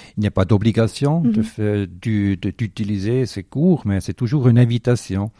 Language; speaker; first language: French; non-native, local second language; Swiss German